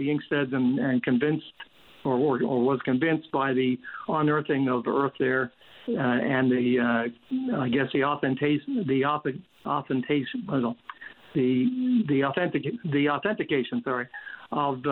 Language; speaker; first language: English; native; English